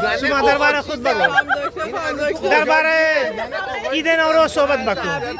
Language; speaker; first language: Persian; non-native, learner; Urdu